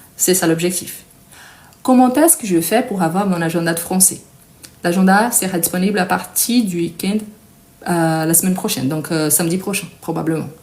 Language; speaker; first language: French; non-native, fluent; Portuguese